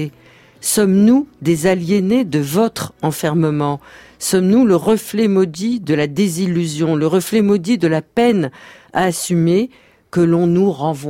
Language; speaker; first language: French; native; French